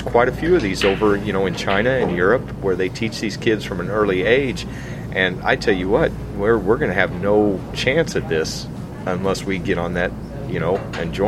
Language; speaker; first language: English; native; English